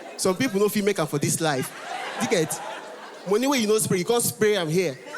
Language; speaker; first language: Nigerian Pidgin; non-native, local second language; Igbo